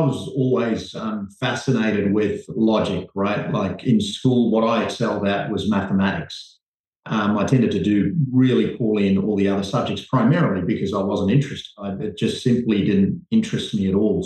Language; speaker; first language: English; native; English